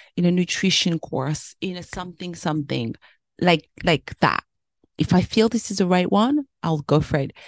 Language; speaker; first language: English; early bilingual, other home language; French